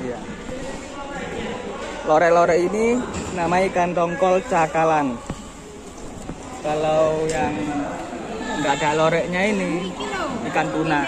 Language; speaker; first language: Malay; non-native, local second language; Javanese